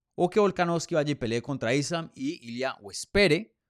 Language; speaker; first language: Spanish; native; Spanish